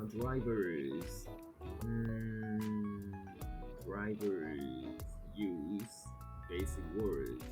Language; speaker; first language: English; non-native, fluent; Japanese